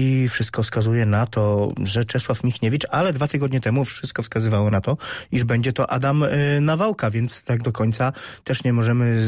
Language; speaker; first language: Polish; native; Polish